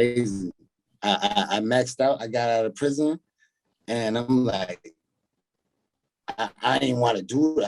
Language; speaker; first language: English; native; English